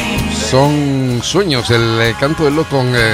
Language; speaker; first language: Spanish; native; Spanish